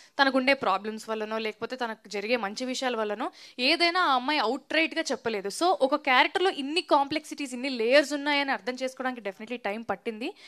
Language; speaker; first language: Telugu; native; Telugu